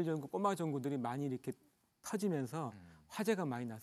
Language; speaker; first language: Korean; native; Korean